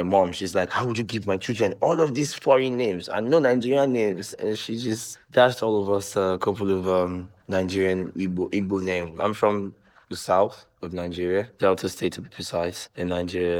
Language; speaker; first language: English; non-native, local second language; Igbo